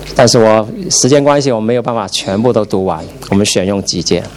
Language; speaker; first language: Chinese; native; Chinese